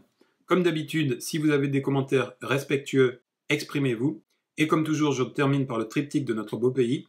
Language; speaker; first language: French; native; French